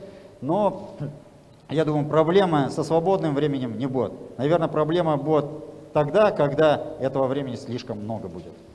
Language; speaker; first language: Russian; native; Russian